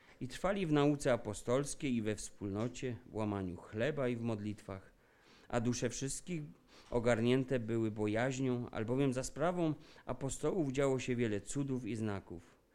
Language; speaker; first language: Polish; native; Polish